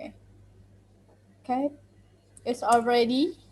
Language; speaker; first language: English; non-native, learner; Indonesian